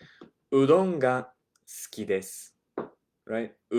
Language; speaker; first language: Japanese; non-native, fluent; English